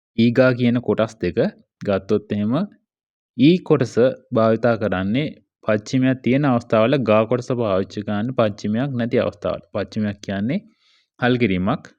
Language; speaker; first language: Sinhala; native; Sinhala